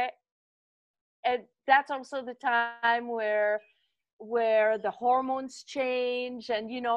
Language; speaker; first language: English; non-native, fluent; French